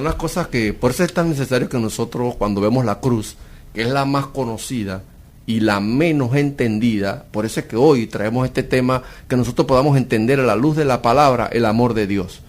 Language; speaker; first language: Spanish; native; Spanish